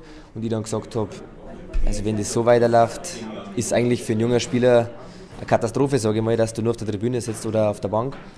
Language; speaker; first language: German; native; German